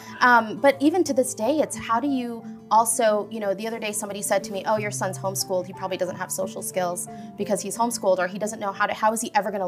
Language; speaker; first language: English; native; English